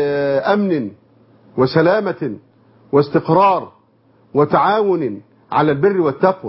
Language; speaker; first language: Arabic; native; Arabic